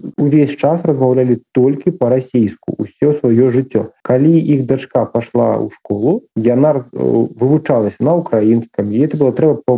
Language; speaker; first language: Belarusian; non-native, local second language; Russian